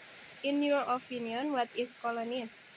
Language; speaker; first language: English; non-native, learner; Indonesian